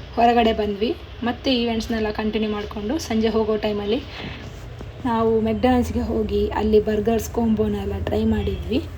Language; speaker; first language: Kannada; non-native, local second language; Tulu